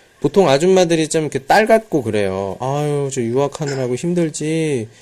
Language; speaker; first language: Korean; native; Korean